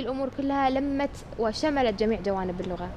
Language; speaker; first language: Arabic; native; Arabic